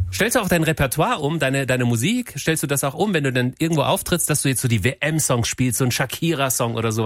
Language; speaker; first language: German; native; German